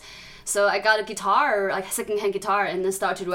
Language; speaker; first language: English; non-native, learner; Chinese